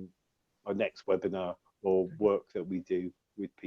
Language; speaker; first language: English; native; English